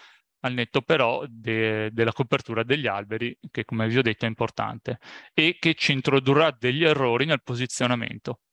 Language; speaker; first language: Italian; native; Italian